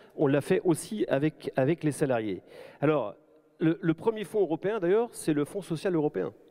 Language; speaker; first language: French; native; French